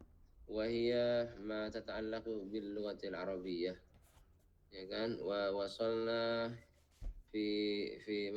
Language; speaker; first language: Arabic; non-native, fluent; Indonesian